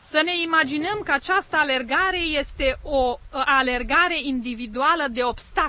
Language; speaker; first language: Romanian; native; Romanian